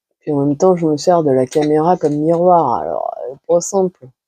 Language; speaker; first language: French; native; French